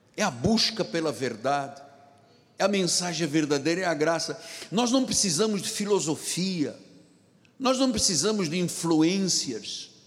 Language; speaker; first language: Portuguese; non-native, local second language; Tsonga